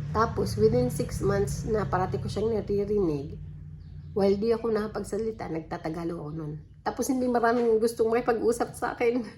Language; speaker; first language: Filipino; non-native, local second language; Waray